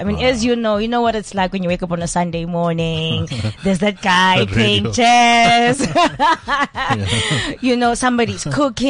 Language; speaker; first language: English; non-native, local second language; Zulu